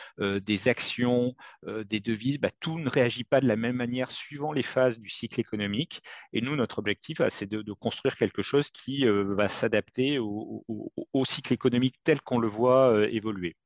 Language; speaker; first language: French; native; French